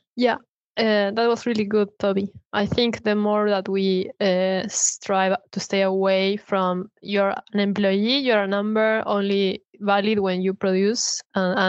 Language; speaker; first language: English; non-native, fluent; Spanish